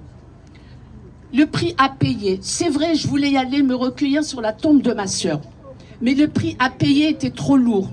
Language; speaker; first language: French; non-native, local second language; Kabyle